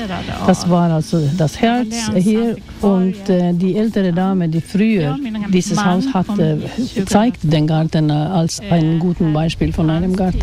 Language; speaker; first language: German; non-native, fluent; Swedish